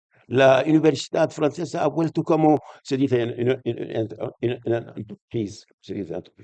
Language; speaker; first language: Spanish; non-native, fluent; Arabic